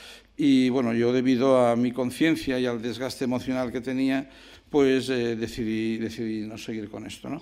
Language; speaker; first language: Spanish; non-native, local second language; Catalan